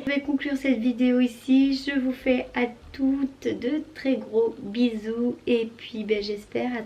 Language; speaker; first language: French; native; French